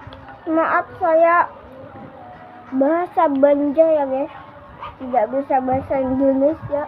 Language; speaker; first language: Indonesian; non-native, local second language; Banjar